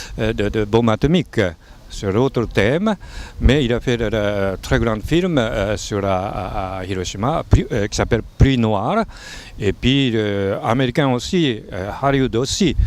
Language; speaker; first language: French; non-native, fluent; Japanese